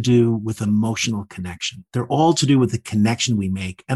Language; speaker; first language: English; native; English